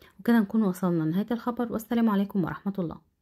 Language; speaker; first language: Arabic; native; Arabic